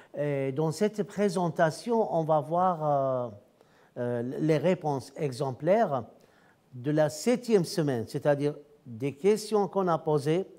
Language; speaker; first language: French; non-native, fluent; Arabic